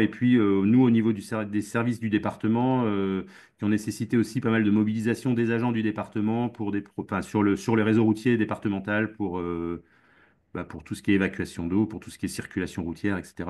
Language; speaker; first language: French; native; French